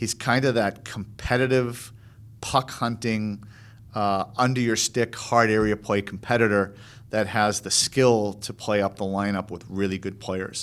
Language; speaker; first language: English; native; English